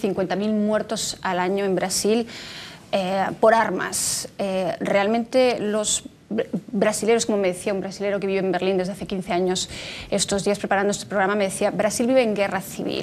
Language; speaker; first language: Spanish; native; Spanish